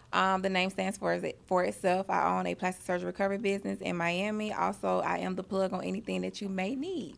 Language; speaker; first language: English; native; English